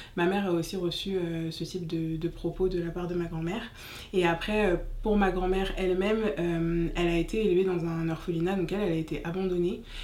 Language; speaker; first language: French; native; French